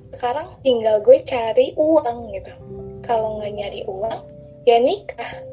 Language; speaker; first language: Indonesian; non-native, local second language; Sundanese